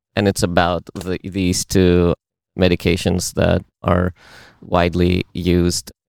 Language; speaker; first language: English; early bilingual, other home language; Russian